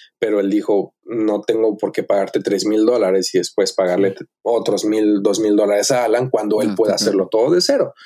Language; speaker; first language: Spanish; native; Spanish